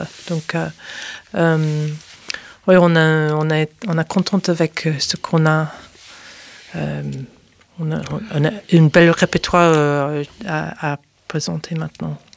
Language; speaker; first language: French; non-native, fluent; English